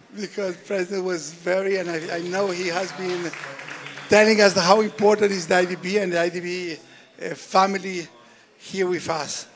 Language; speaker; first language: English; non-native, fluent; Portuguese